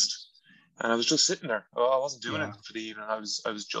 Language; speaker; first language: English; non-native, local second language; Irish